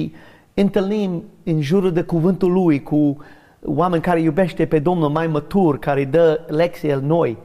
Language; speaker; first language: Romanian; non-native, fluent; English